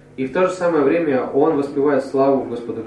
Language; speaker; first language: Russian; native; Russian